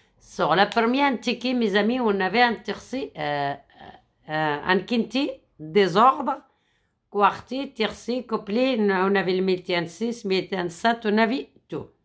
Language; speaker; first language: French; non-native, fluent; Arabic